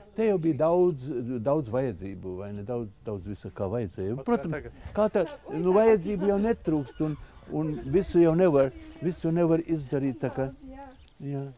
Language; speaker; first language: Latvian; early bilingual, heritage; Latvian